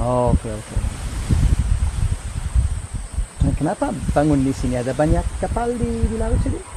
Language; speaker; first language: Indonesian; non-native, learner; English